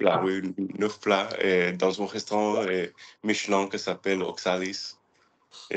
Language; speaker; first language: French; non-native, learner; English